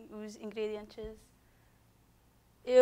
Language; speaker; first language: Portuguese; non-native, learner; English